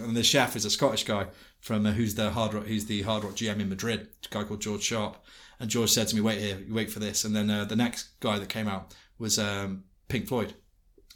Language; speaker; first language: English; native; English